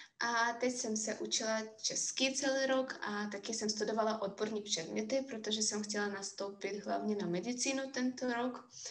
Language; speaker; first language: Czech; non-native, fluent; Russian